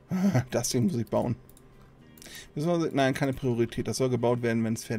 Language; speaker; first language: German; native; German